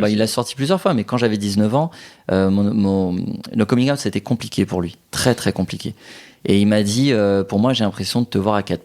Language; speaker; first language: French; native; French